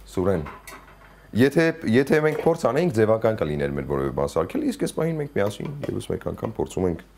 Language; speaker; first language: Armenian; native; Armenian